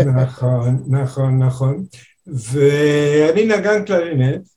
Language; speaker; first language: Hebrew; non-native, fluent; Spanish